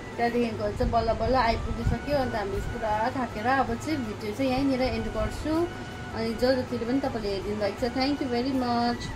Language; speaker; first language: Nepali; native; Nepali